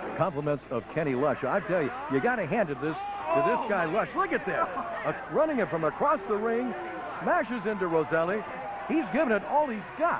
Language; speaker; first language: English; native; English